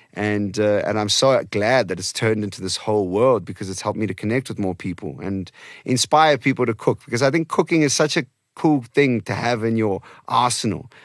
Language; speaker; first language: English; non-native, local second language; Portuguese